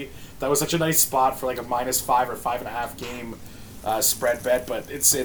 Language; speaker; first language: English; native; English